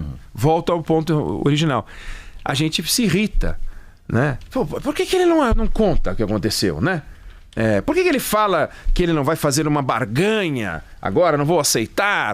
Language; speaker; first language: Portuguese; native; Portuguese